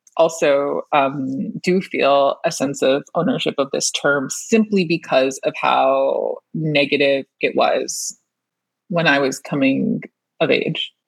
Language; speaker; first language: English; early bilingual, other home language; Persian